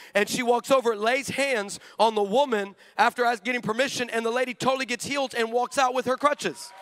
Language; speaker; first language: English; native; English